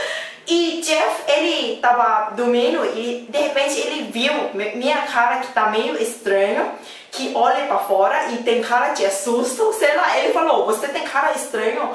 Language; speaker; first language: Portuguese; non-native, learner; Thai